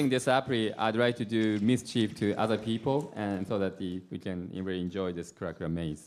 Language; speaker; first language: English; non-native, fluent; Japanese